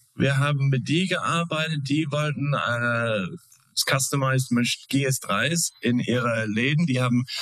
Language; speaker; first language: German; non-native, fluent; English